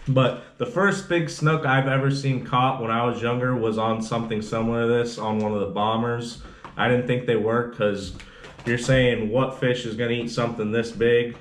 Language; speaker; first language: English; native; English